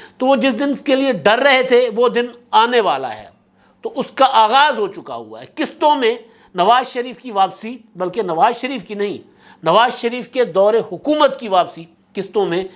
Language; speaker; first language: Urdu; non-native, local second language; Sindhi